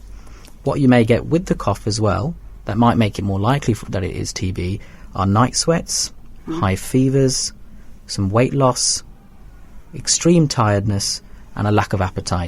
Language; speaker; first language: English; native; English